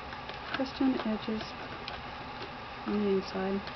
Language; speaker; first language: English; native; English